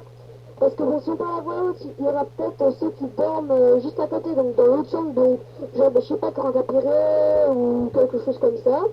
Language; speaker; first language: French; native; French